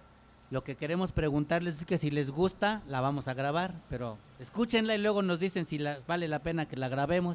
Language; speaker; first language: Spanish; native; Spanish